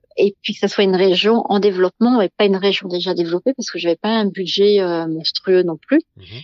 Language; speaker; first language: French; native; French